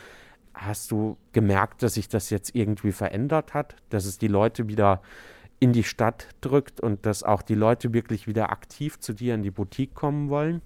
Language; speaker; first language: German; native; German